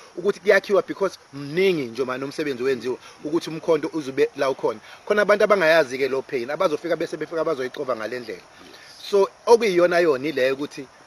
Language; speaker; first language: Zulu; native; Zulu